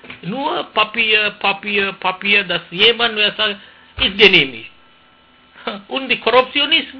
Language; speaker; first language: German; non-native, fluent; Sinhala